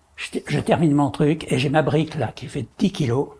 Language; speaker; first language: French; native; French